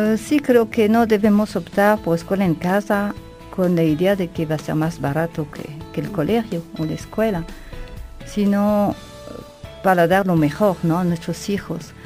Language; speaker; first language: Spanish; non-native, fluent; French